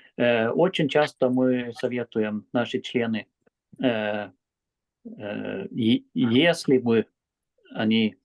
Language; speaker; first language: Russian; non-native, fluent; Swedish